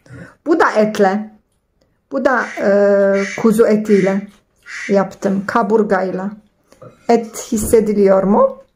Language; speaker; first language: Turkish; non-native, fluent; Polish